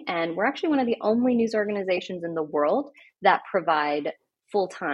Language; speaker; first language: English; native; English